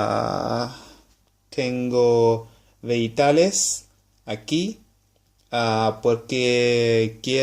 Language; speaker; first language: Spanish; non-native, learner; English